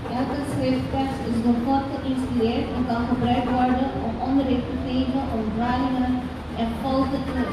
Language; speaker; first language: Dutch; non-native, fluent; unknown